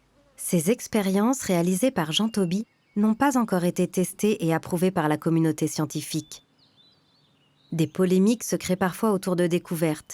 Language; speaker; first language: French; native; French